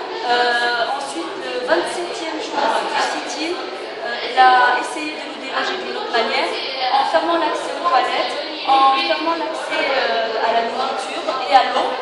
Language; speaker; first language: French; non-native, local second language; Arabic